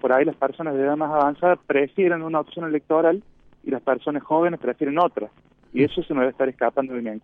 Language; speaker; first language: Spanish; native; Spanish